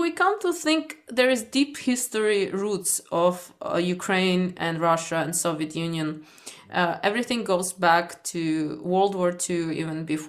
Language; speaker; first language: English; non-native, fluent; Ukrainian